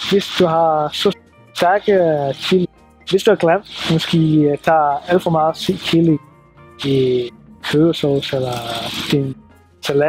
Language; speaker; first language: Danish; non-native, learner; Swahili